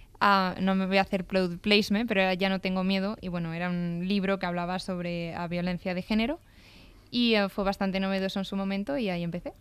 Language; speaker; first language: Spanish; native; Spanish